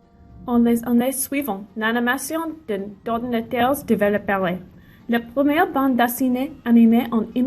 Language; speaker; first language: French; non-native, learner; English